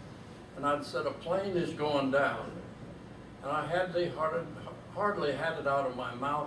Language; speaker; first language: English; native; English